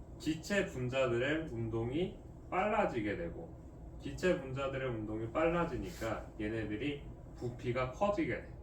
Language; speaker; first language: Korean; native; Korean